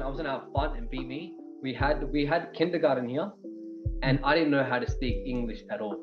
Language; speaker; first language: English; non-native, local second language; Punjabi